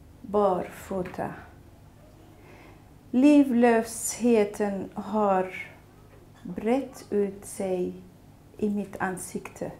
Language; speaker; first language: Swedish; non-native, fluent; Kurdish